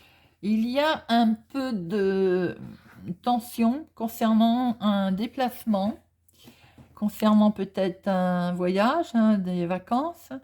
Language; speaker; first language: French; native; French